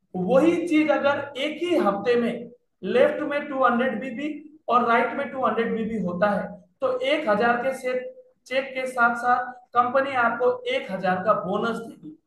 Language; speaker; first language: Hindi; non-native, local second language; Nepali